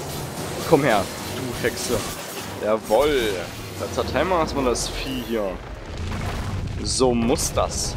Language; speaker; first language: German; native; German